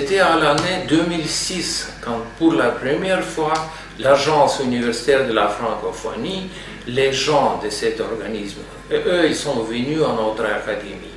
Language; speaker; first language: French; non-native, fluent; Russian